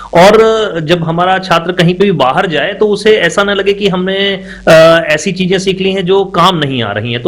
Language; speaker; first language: Hindi; native; Hindi